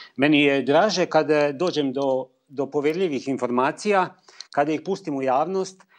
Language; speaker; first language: Croatian; native; Croatian